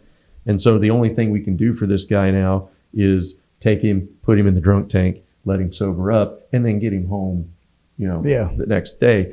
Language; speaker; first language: English; native; English